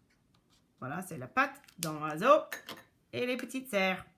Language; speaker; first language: French; non-native, local second language; English